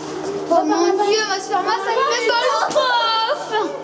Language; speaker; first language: French; native; French